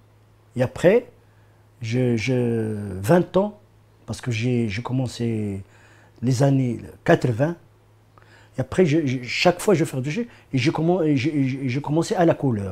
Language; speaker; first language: French; non-native, learner; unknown